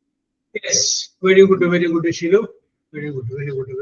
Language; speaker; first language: English; non-native, fluent; Malayalam